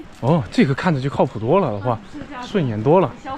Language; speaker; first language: Chinese; native; Chinese